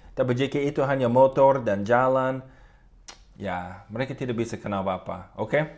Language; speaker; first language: Indonesian; non-native, fluent; English